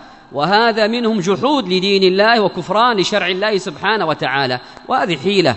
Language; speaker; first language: Arabic; native; Arabic